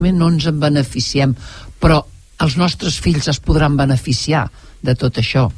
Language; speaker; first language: Catalan; native; Catalan